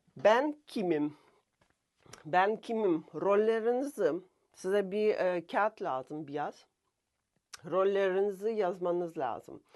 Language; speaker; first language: Turkish; non-native, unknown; Russian